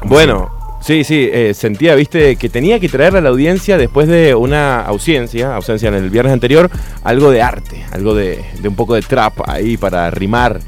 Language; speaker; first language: Spanish; native; Spanish